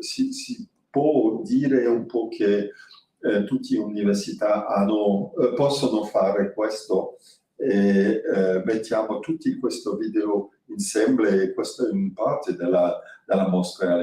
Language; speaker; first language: Italian; non-native, fluent; French